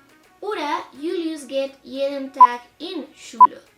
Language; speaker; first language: German; non-native, fluent; Spanish